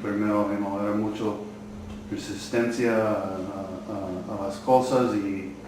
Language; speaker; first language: Spanish; non-native, learner; English